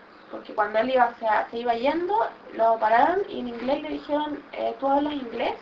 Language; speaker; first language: Spanish; native; Spanish